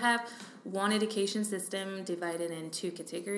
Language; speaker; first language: English; non-native, fluent; French